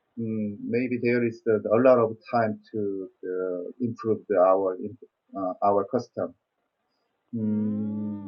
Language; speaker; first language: English; non-native, learner; Korean